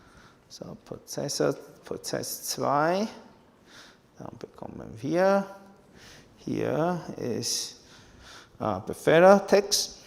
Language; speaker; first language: German; non-native, fluent; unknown